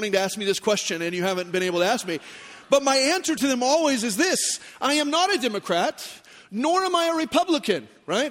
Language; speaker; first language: English; native; English